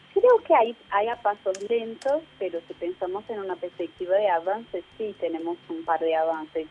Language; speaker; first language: Spanish; non-native, fluent; Portuguese